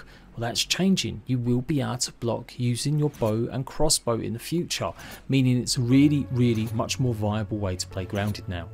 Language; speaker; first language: English; native; English